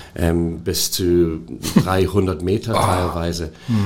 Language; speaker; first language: German; non-native, fluent; English